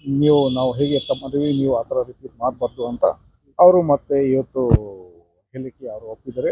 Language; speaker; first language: Kannada; non-native, fluent; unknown